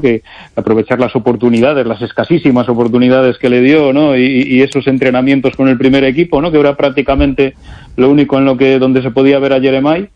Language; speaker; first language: Spanish; native; Spanish